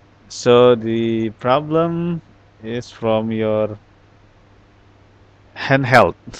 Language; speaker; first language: English; non-native, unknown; Indonesian